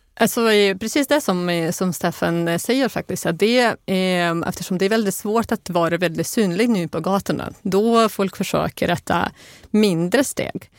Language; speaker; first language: Swedish; non-native, fluent; Russian